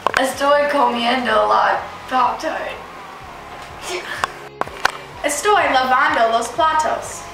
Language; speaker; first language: Spanish; non-native, learner; English